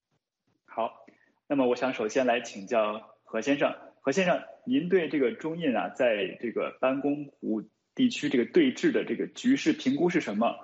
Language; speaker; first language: Chinese; native; Chinese